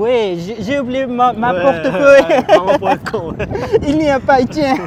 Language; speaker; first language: French; non-native, learner; Japanese